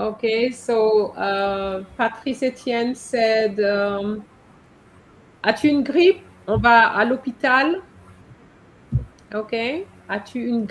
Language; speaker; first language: French; non-native, fluent; English